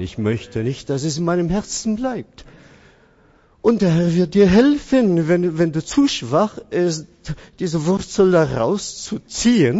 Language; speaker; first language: German; non-native, fluent; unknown